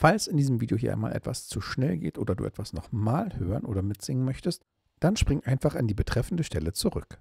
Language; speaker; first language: German; native; German